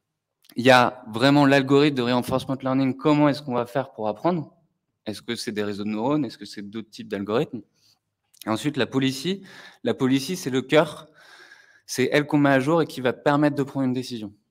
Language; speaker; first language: French; native; French